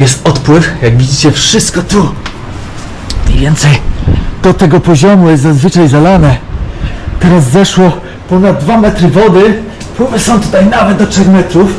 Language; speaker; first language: Polish; native; Polish